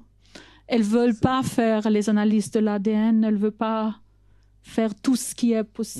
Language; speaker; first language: French; non-native, fluent; German